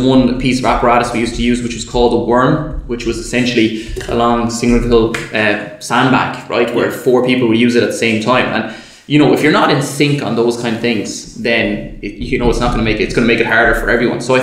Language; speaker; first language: English; native; English